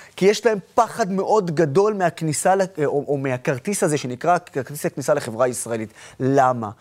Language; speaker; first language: Hebrew; non-native, local second language; Arabic